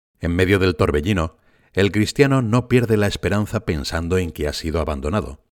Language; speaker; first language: Spanish; native; Spanish